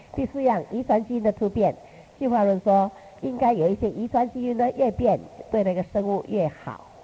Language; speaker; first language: Chinese; native; Chinese